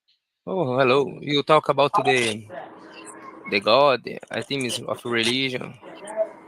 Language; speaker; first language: English; non-native, learner; Portuguese